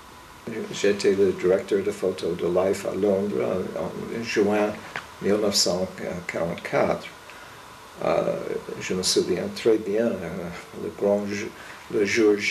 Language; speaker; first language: French; non-native, fluent; English